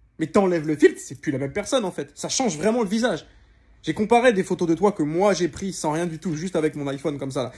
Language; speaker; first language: French; native; French